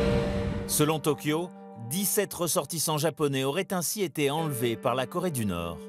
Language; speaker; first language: French; native; French